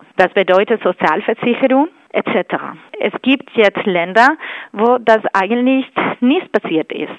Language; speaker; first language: German; non-native, fluent; Spanish